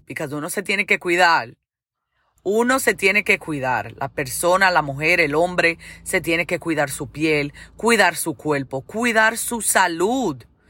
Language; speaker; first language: Spanish; early bilingual, heritage; Spanish